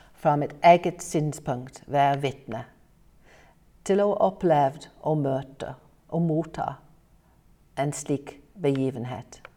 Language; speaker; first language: Norwegian; non-native, fluent; English